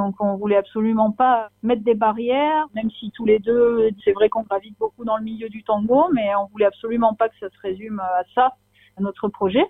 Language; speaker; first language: French; native; French